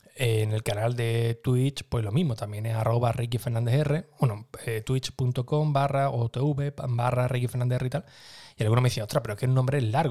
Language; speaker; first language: Spanish; native; Spanish